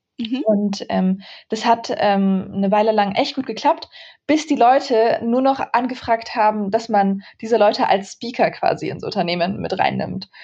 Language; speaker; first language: German; early bilingual, other home language; Central Kurdish